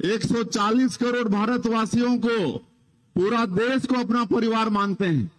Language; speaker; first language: Hindi; native; Hindi